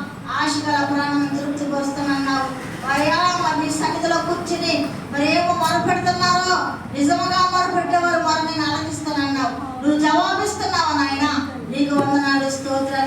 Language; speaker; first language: Telugu; native; Telugu